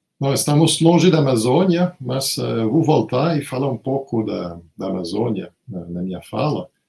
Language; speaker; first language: Portuguese; non-native, fluent; French